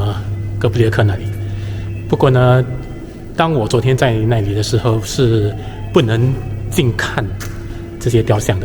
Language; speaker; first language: Chinese; native; Chinese